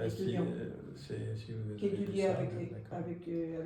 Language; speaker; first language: French; non-native, fluent; Spanish